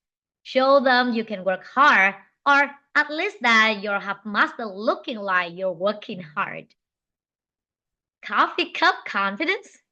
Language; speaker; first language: English; non-native, fluent; Vietnamese